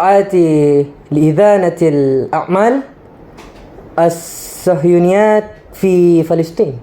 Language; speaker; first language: Arabic; non-native, learner; Indonesian